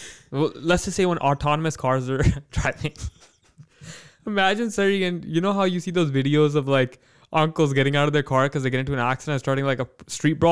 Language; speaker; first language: English; early bilingual, other home language; Punjabi